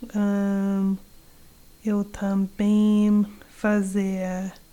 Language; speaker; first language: Portuguese; non-native, learner; English